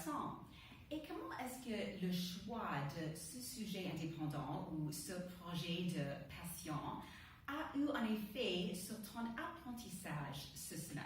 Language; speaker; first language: French; non-native, fluent; English